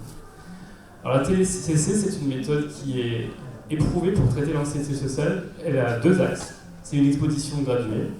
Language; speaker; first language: French; native; French